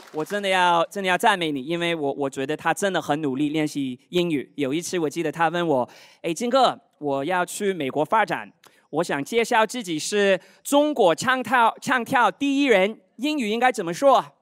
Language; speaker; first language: Chinese; non-native, fluent; Cantonese